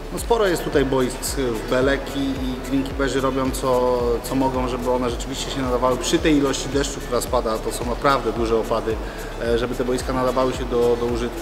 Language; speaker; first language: Polish; native; Polish